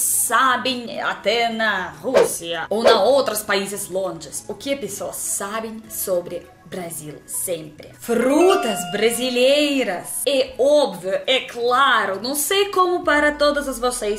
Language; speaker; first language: Portuguese; non-native, learner; Russian